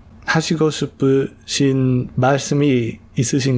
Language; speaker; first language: Korean; non-native, learner; English